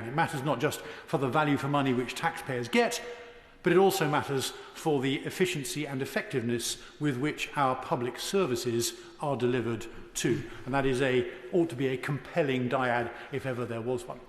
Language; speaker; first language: English; native; English